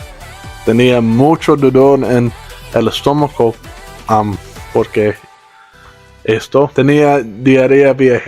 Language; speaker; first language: Spanish; non-native, learner; English